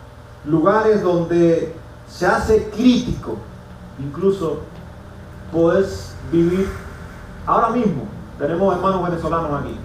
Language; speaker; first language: Spanish; native; Spanish